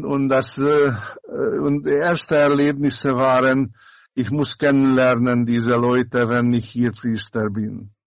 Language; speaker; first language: German; non-native, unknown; Hungarian